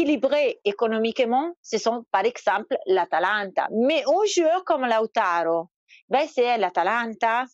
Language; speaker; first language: French; non-native, fluent; Italian